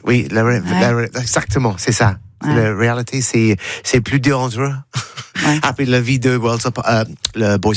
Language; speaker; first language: French; non-native, learner; English